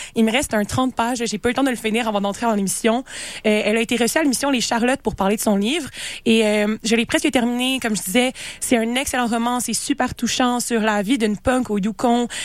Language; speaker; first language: French; native; French